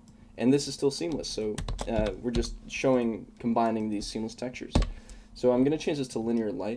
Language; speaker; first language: English; native; English